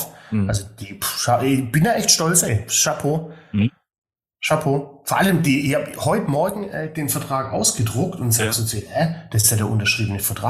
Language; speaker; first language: German; native; German